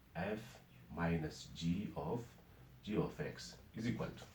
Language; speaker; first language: English; non-native, local second language; Amharic